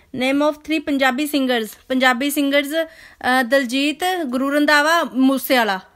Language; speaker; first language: Hindi; native; Hindi